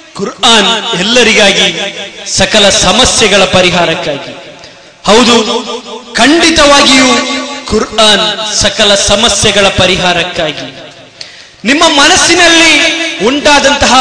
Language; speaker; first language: Kannada; non-native, local second language; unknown